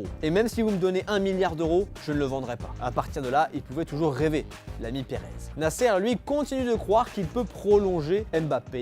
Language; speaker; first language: French; native; French